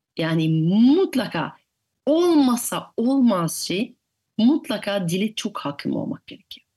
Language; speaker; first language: Turkish; non-native, fluent; French